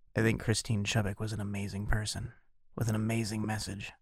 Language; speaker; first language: English; native; English